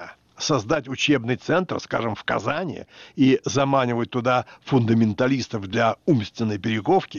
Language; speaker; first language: Russian; native; Russian